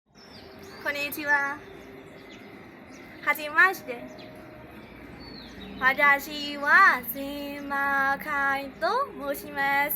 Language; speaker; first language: Japanese; non-native, learner; Burmese